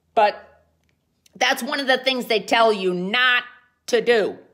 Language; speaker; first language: English; native; English